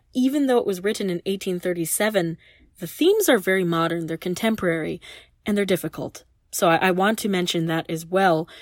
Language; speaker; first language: English; native; English